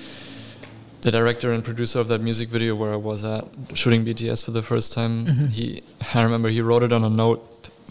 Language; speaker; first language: English; non-native, fluent; German